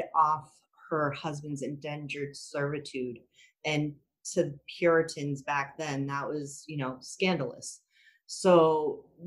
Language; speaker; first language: English; native; English